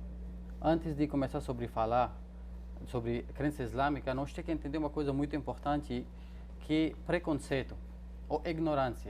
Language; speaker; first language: Portuguese; non-native, fluent; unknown